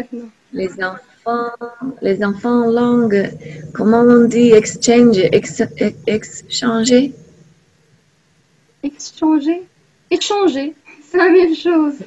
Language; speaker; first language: French; non-native, learner; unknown